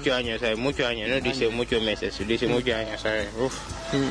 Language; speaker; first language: Spanish; non-native, learner; Wolof